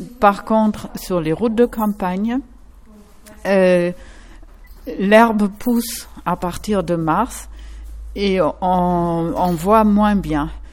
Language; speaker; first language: French; non-native, fluent; German